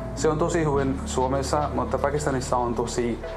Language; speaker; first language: Finnish; non-native, learner; Urdu